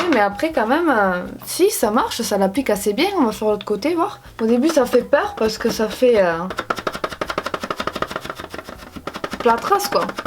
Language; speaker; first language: French; native; French